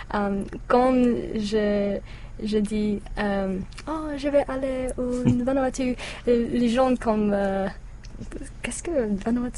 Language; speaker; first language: French; non-native, learner; English